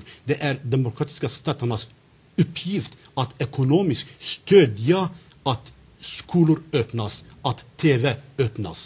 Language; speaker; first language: Swedish; non-native, fluent; Zaza